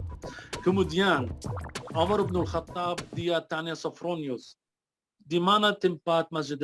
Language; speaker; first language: Indonesian; non-native, fluent; Arabic